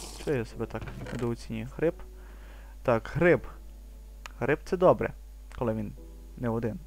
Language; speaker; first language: Ukrainian; native; Ukrainian